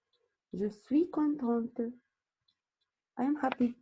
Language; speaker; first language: French; non-native, fluent; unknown